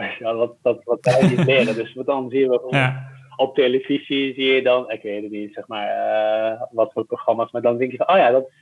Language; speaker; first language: Dutch; early bilingual, other home language; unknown